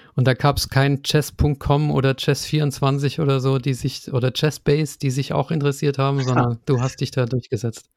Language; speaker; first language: German; native; German